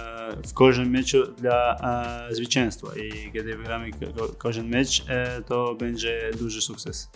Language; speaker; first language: Polish; non-native, fluent; Georgian